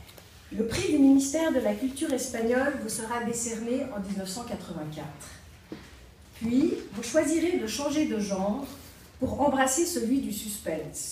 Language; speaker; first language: French; native; French